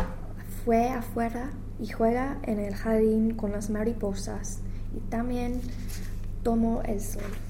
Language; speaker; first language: Spanish; non-native, learner; English